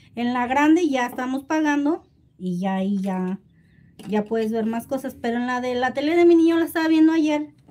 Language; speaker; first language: Spanish; native; Spanish